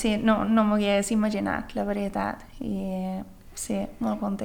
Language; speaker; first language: Catalan; early bilingual, other home language; Swedish